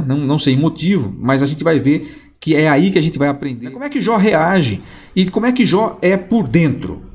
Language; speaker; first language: Portuguese; native; Portuguese